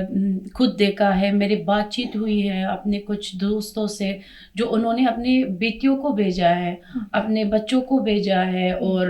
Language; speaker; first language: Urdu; non-native, fluent; Persian